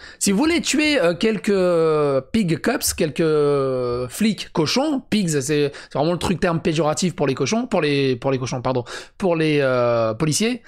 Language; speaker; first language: French; native; French